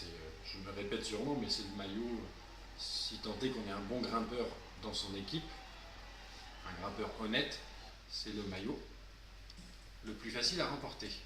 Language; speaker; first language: French; native; French